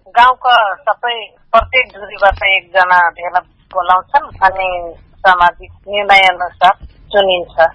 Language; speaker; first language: Nepali; non-native, local second language; Dangaura Tharu